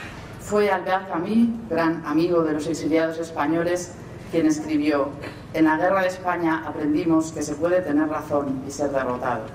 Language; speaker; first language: Spanish; native; Spanish